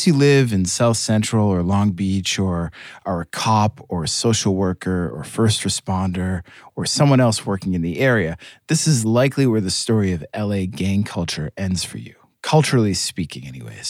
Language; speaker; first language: English; native; English